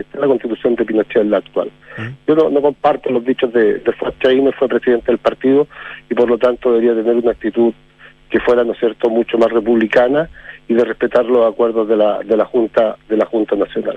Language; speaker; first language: Spanish; native; Spanish